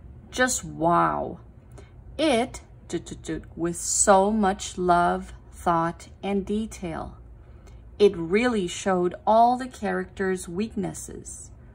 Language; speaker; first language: English; non-native, fluent; Thai